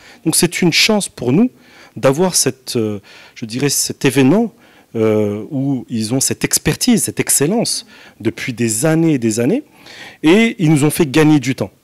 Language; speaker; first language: French; non-native, local second language; Arabic